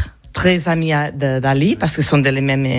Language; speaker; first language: French; non-native, learner; Catalan